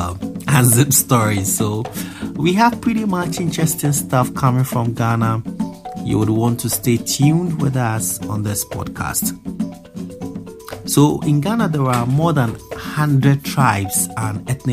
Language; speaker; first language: English; non-native, local second language; Akan